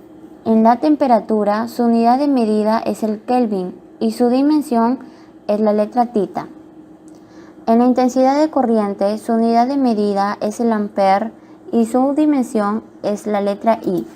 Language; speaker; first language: Spanish; native; Spanish